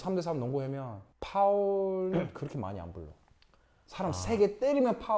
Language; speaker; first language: Korean; early bilingual, other home language; English